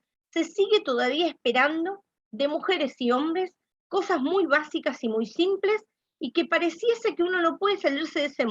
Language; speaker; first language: Spanish; native; Spanish